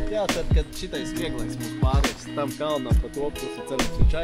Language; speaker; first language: Latvian; native; Latvian